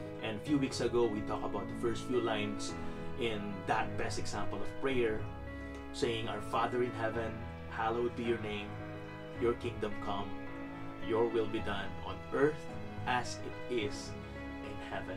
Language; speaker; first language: English; non-native, local second language; Filipino